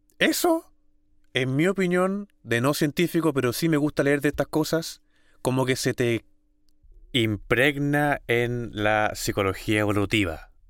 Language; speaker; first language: Spanish; native; Spanish